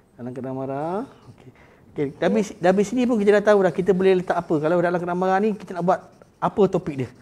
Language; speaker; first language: Malay; native; Malay